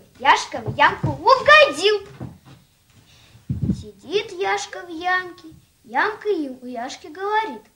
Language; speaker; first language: Russian; native; Russian